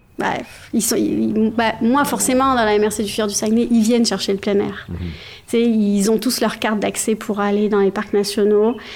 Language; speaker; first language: French; native; French